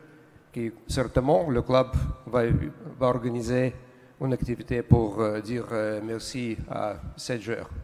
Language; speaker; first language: French; non-native, learner; Russian